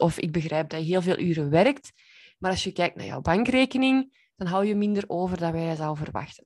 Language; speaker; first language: Dutch; native; Dutch